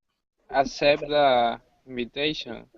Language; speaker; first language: English; non-native, learner; Spanish